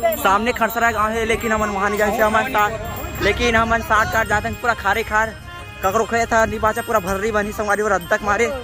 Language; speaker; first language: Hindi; non-native, local second language; Chhattisgarhi